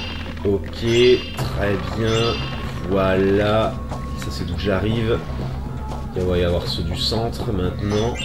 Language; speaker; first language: French; native; French